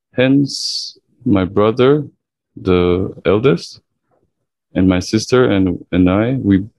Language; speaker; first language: English; early bilingual, other home language; Chinese